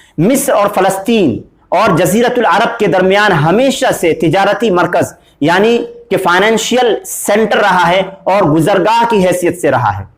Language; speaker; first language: Urdu; native; Urdu